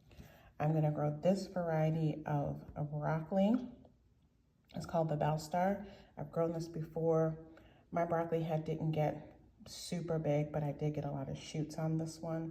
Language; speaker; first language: English; native; English